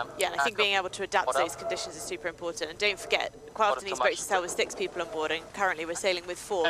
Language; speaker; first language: English; native; English